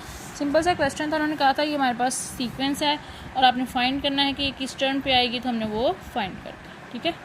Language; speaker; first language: Hindi; non-native, local second language; Punjabi